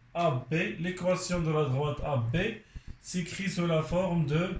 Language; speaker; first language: French; non-native, local second language; Arabic